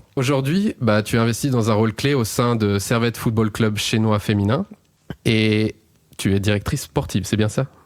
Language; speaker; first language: French; native; French